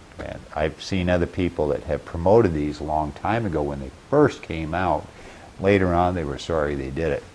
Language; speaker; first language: English; native; English